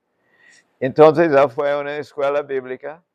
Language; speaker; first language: Spanish; non-native, fluent; English